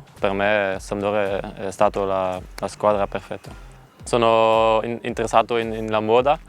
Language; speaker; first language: Italian; non-native, learner; Dutch